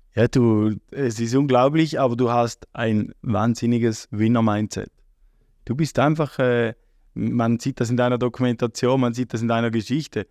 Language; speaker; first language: German; native; German